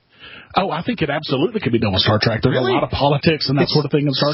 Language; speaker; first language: English; native; English